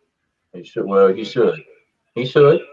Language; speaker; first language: English; native; English